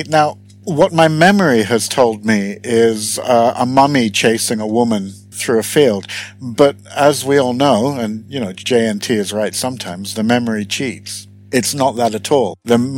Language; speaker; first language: English; native; English